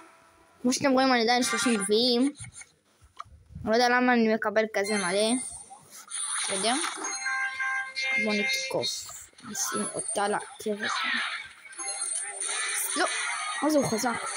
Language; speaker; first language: Hebrew; native; Hebrew